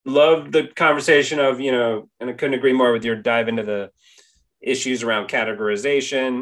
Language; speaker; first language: English; native; English